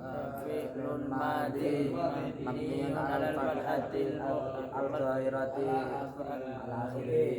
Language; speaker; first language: Arabic; non-native, learner; Indonesian